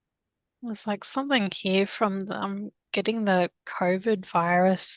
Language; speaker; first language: English; native; English